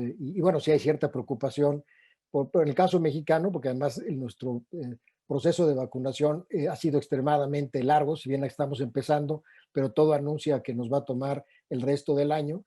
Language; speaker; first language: Spanish; native; Spanish